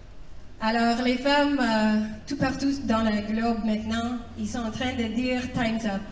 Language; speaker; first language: French; non-native, learner; English